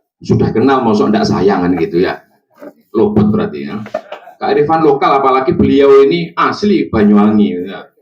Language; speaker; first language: Indonesian; non-native, local second language; Javanese